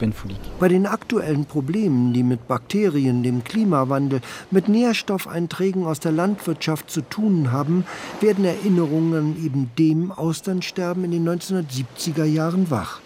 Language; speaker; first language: German; native; German